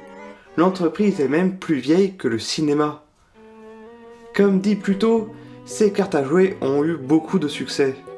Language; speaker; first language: French; native; French